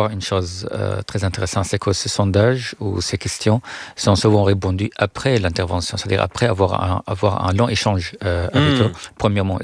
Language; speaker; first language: French; non-native, fluent; Arabic